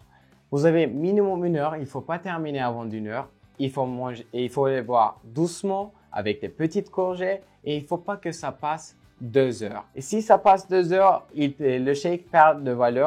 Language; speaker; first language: French; non-native, fluent; Turkish